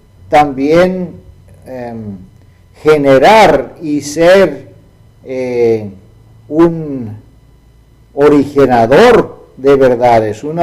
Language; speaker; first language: Spanish; non-native, fluent; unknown